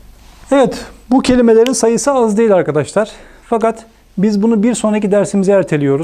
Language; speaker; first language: Turkish; native; Turkish